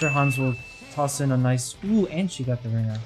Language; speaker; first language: English; native; English